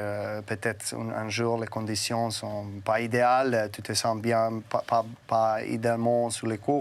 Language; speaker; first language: French; non-native, fluent; Serbian